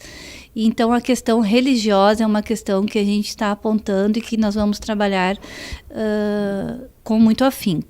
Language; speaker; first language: Portuguese; native; Portuguese